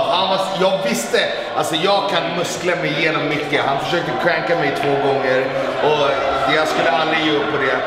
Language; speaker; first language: Swedish; native; Swedish